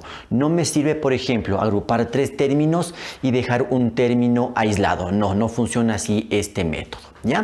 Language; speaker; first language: Spanish; native; Spanish